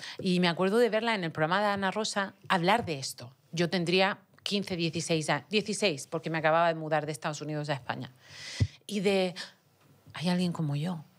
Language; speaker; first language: Spanish; native; Spanish